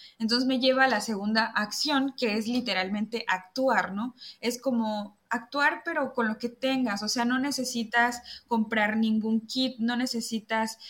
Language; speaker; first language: Spanish; native; Spanish